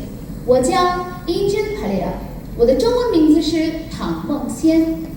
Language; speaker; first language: Chinese; non-native, learner; Hindi